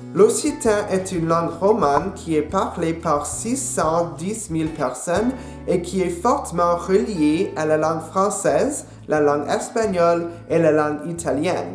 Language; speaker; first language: French; non-native, local second language; English